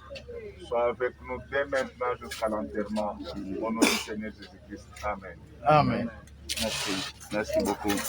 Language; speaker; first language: French; non-native, local second language; Lingala